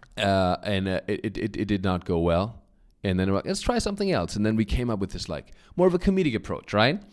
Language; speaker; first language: English; non-native, fluent; German